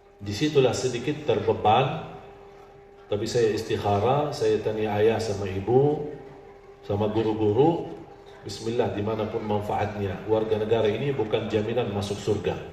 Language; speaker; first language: Indonesian; non-native, fluent; Arabic